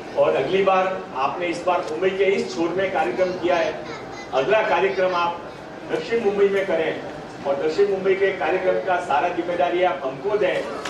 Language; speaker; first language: Hindi; native; Hindi